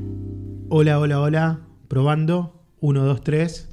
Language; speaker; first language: Spanish; native; Spanish